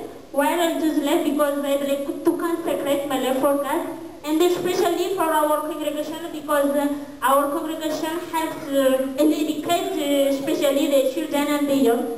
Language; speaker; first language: English; non-native, learner; Malagasy